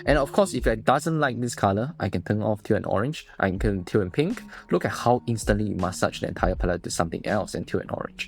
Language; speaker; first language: English; non-native, fluent; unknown